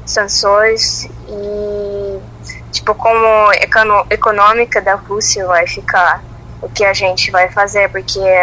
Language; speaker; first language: Portuguese; non-native, fluent; Russian